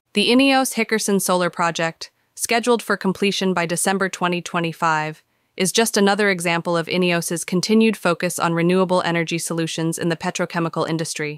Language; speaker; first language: English; native; English